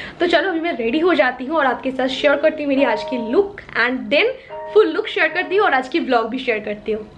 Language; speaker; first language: Hindi; non-native, local second language; Bangla